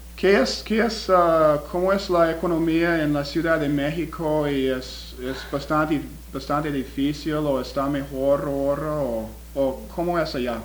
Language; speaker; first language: Spanish; non-native, fluent; English